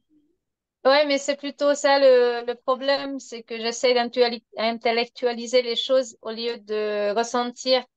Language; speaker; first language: French; non-native, fluent; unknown